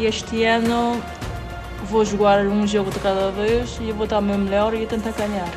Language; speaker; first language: Portuguese; non-native, fluent; Chinese